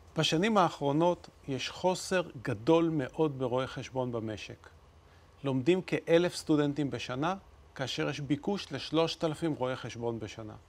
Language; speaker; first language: Hebrew; native; Hebrew